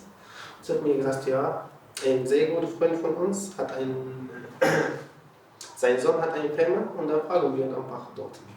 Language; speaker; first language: German; non-native, learner; Arabic